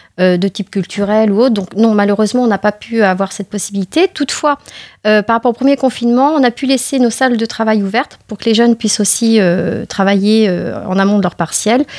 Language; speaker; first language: French; native; French